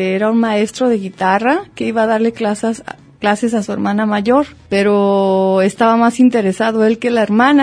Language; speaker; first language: Spanish; native; Spanish